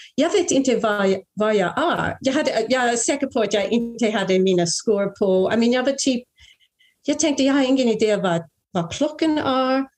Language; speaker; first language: Swedish; non-native, fluent; English